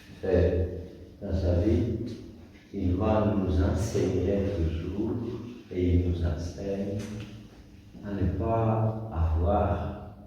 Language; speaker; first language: French; non-native, fluent; Greek